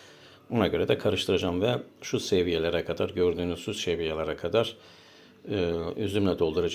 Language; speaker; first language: Turkish; native; Turkish